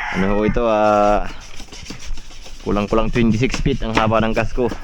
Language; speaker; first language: Filipino; non-native, local second language; Bikol